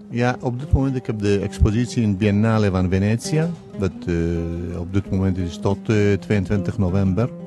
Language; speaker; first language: Dutch; non-native, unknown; Kurdish